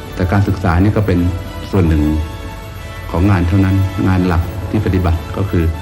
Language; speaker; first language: Thai; native; Thai